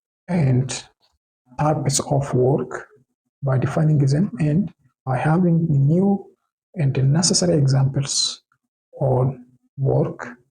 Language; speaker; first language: English; non-native, local second language; Oromo